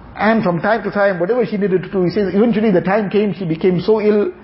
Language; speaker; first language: English; native; English